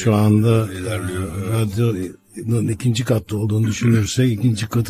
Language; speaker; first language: Turkish; native; Turkish